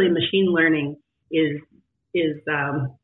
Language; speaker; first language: English; native; English